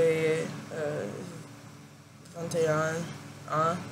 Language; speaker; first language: French; non-native, learner; English